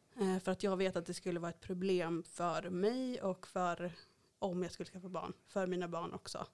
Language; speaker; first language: Swedish; native; Swedish